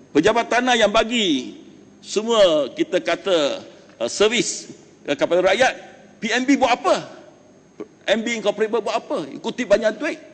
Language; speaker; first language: Malay; non-native, local second language; Chinese